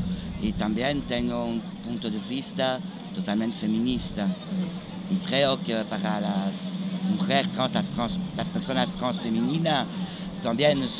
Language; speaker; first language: Spanish; non-native, learner; French